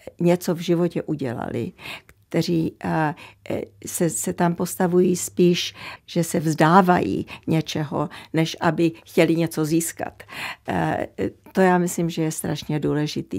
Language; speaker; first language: Czech; early bilingual, heritage; Czech